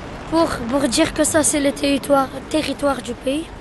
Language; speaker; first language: French; non-native, learner; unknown